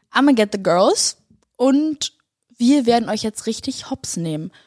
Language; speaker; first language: German; native; German